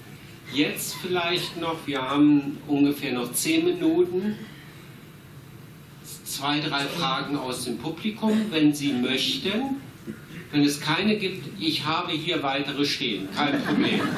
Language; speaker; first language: German; native; German